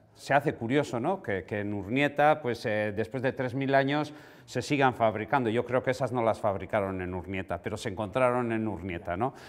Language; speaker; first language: Spanish; non-native, local second language; Basque